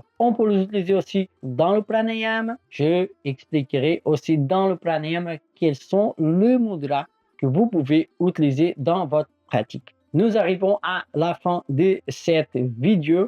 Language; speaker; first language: French; non-native, fluent; Portuguese